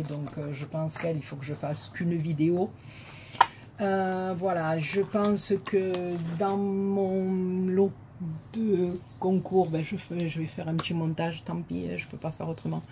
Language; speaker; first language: French; native; French